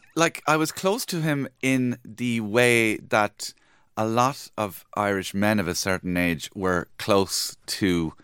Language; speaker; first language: English; native; English